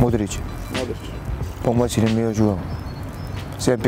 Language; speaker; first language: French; non-native, local second language; Arabic